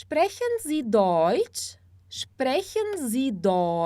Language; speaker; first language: German; non-native, fluent; Portuguese